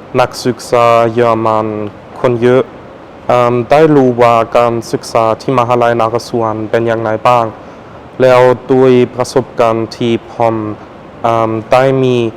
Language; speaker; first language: Thai; non-native, fluent; German